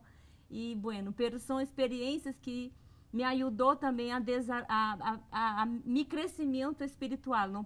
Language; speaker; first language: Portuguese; non-native, learner; Spanish